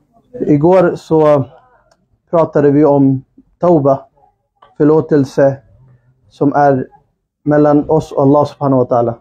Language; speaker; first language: Swedish; non-native, fluent; Urdu